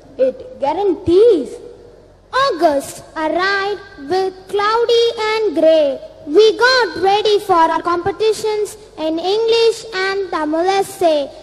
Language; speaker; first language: English; non-native, local second language; Tamil